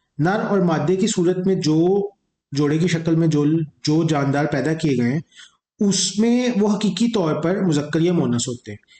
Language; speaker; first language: Urdu; native; Urdu